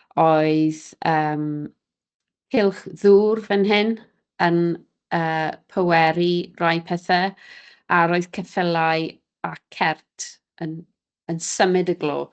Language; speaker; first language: Welsh; native; Welsh